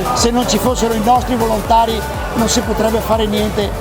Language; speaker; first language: Italian; native; Italian